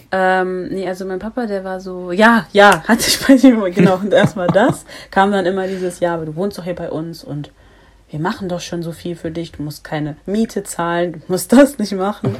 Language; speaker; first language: German; early bilingual, other home language; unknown